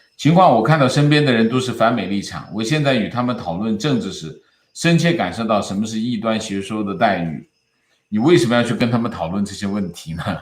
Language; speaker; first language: Chinese; native; Chinese